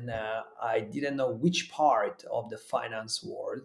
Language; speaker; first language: English; non-native, fluent; Italian